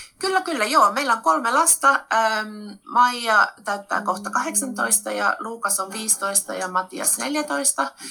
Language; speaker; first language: Finnish; native; Finnish